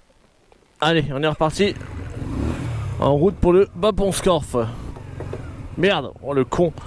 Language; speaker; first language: French; native; French